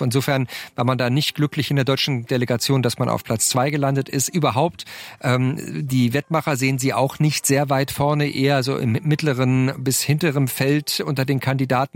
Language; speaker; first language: German; native; German